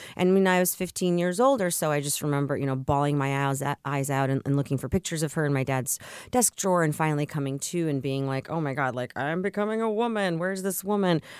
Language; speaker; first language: English; early bilingual, other home language; Russian